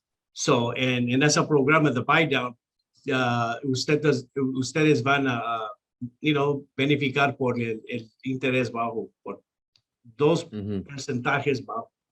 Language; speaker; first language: Spanish; non-native, local second language; English